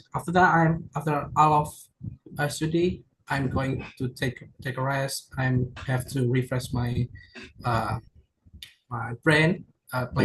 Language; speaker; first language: English; non-native, learner; Indonesian